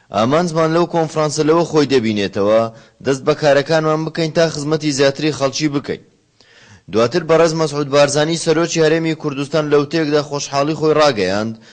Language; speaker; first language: Central Kurdish; native; Central Kurdish